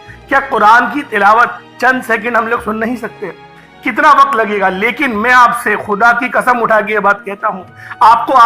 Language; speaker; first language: Urdu; native; Urdu